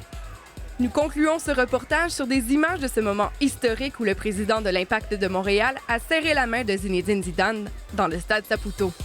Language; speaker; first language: French; native; French